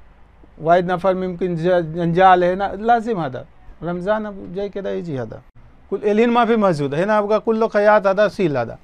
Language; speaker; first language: Arabic; non-native, learner; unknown